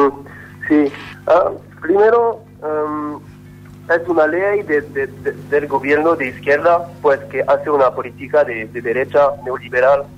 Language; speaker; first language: Spanish; non-native, learner; French